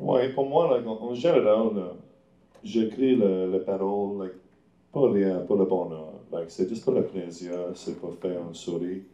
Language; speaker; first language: French; non-native, learner; English